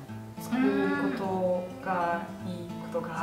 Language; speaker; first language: Japanese; non-native, fluent; Russian